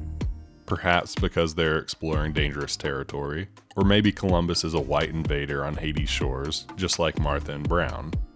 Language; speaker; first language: English; native; English